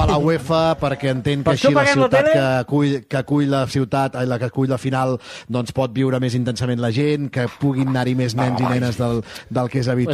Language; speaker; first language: Catalan; native; Catalan